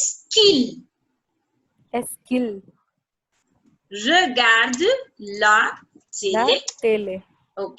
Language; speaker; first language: French; non-native, fluent; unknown